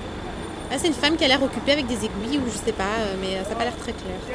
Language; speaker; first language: French; native; French